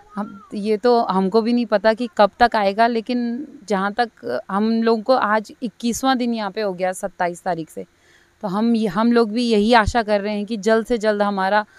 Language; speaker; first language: Hindi; native; Hindi